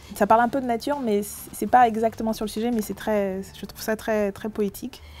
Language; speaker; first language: French; native; French